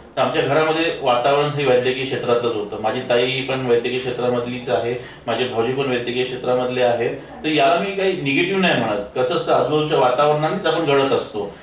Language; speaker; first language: Marathi; native; Marathi